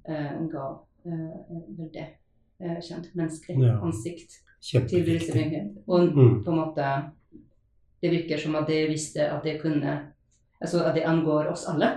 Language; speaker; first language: Norwegian; non-native, fluent; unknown